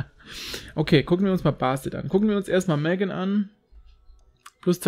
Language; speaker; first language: German; native; German